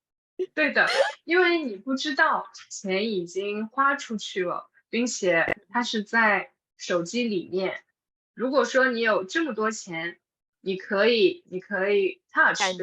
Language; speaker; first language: Chinese; non-native, fluent; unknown